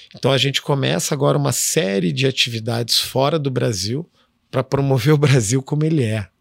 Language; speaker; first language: Portuguese; native; Portuguese